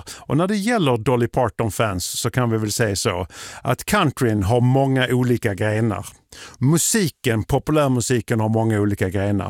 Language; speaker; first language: Swedish; native; Swedish